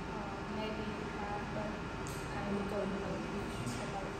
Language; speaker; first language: English; non-native, learner; Vietnamese